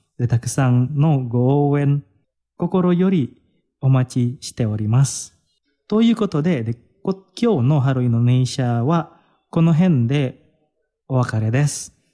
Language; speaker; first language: Japanese; non-native, fluent; Indonesian